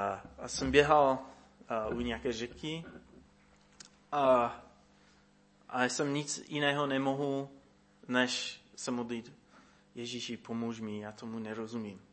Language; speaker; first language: Czech; non-native, fluent; English